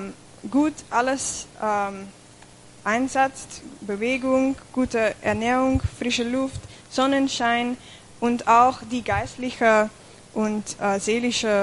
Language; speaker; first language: German; non-native, fluent; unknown